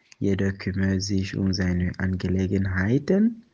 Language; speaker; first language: German; non-native, fluent; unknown